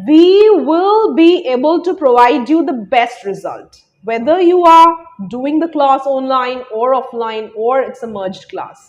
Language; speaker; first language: English; non-native, local second language; Bangla